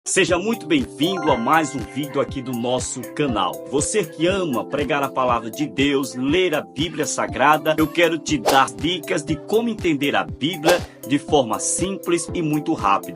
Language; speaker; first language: Portuguese; native; Portuguese